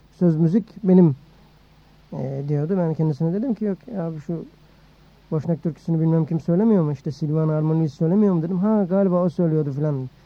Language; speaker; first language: Turkish; native; Turkish